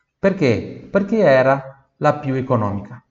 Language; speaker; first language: Italian; non-native, fluent; Portuguese